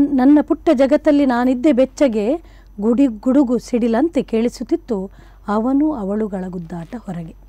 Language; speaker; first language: Kannada; non-native, local second language; Konkani